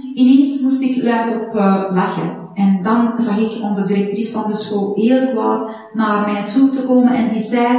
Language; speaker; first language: Dutch; non-native, fluent; Persian